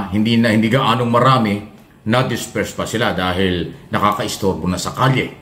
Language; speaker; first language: Filipino; native; Filipino